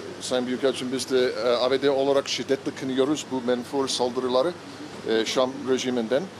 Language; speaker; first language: Turkish; non-native, fluent; English